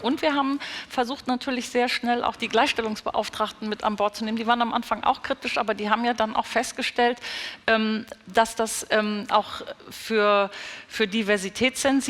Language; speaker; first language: German; native; German